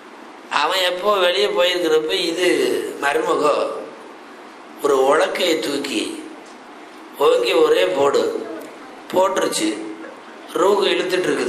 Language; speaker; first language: Tamil; native; Tamil